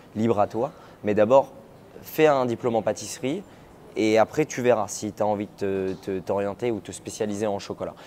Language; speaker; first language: French; native; French